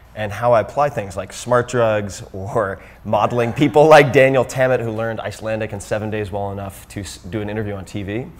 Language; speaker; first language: English; native; English